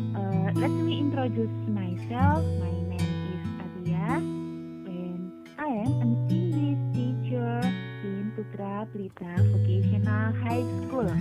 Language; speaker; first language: English; non-native, fluent; Indonesian